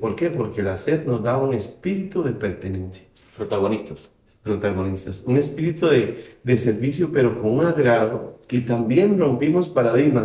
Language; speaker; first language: Spanish; native; Spanish